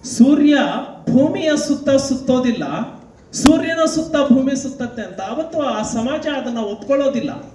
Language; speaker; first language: Kannada; non-native, local second language; Lambadi